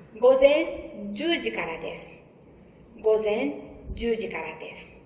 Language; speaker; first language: Japanese; non-native, fluent; Korean